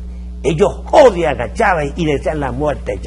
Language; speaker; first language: Spanish; native; Spanish